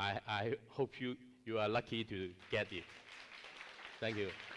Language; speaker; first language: English; non-native, learner; Cantonese